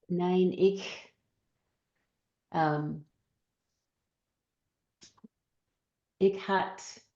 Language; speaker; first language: German; non-native, learner; English